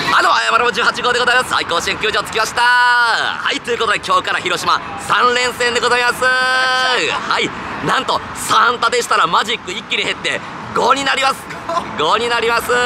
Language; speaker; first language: Japanese; native; Japanese